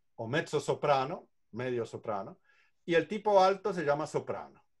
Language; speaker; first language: Spanish; native; Spanish